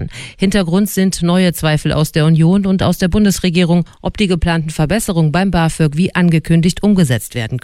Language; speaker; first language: German; native; German